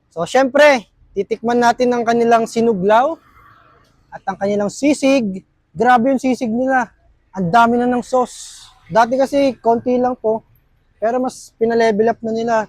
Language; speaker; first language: Filipino; native; Filipino